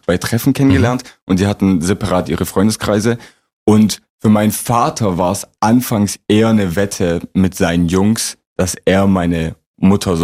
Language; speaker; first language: German; native; German